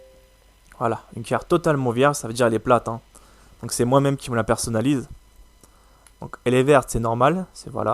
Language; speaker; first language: French; native; French